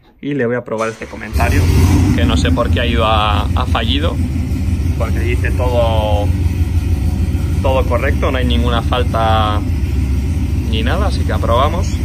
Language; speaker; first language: Spanish; native; Spanish